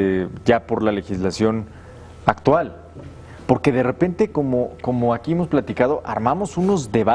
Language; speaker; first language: Spanish; native; Spanish